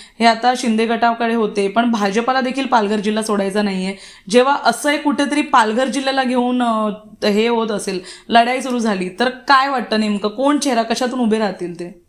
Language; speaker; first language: Marathi; native; Marathi